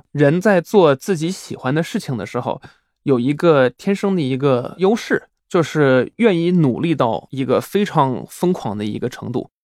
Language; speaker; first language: Chinese; non-native, fluent; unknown